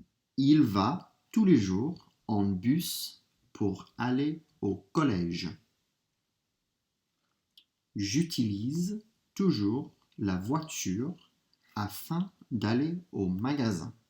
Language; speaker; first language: French; non-native, fluent; English